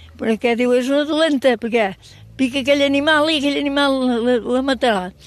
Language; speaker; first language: Catalan; native; Catalan